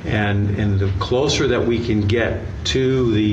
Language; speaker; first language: English; native; English